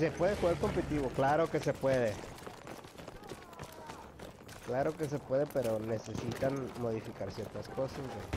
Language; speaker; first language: Spanish; native; Spanish